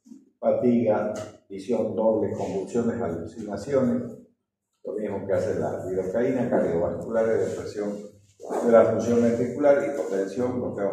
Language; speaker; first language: Spanish; native; Spanish